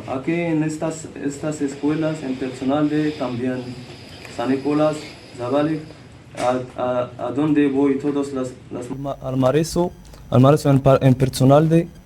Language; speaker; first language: Spanish; non-native, learner; Central Atlas Tamazight